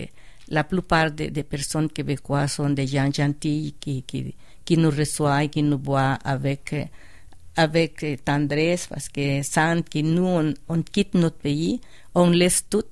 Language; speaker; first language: French; non-native, fluent; Spanish